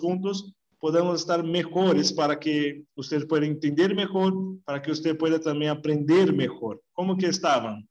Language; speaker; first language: Spanish; non-native, learner; Portuguese